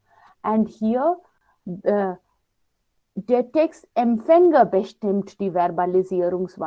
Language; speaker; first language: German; non-native, fluent; Hindi